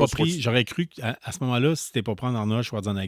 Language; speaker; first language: French; native; French